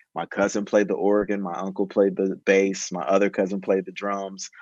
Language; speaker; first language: English; native; English